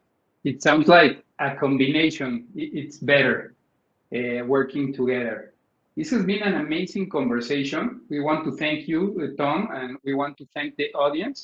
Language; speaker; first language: English; non-native, fluent; Spanish